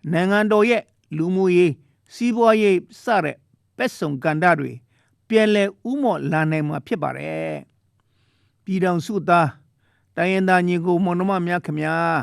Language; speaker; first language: Burmese; non-native, local second language; Shan